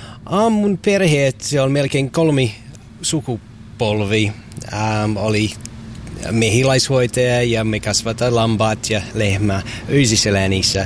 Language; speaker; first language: Finnish; non-native, learner; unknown